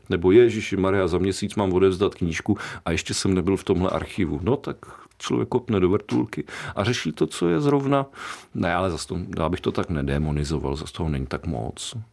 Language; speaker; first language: Czech; native; Czech